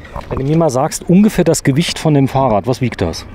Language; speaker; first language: German; native; German